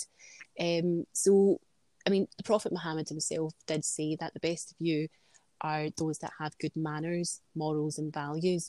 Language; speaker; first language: English; native; English